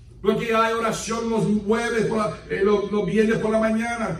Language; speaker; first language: Spanish; native; Spanish